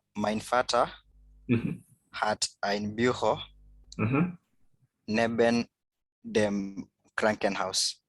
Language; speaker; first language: German; non-native, learner; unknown